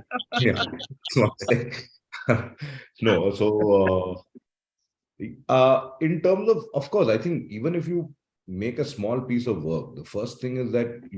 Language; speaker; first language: English; non-native, local second language; Malayalam